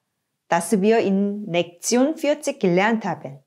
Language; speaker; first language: German; non-native, fluent; Korean